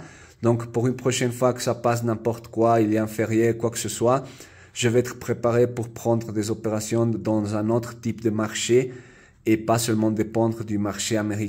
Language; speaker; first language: French; non-native, fluent; Spanish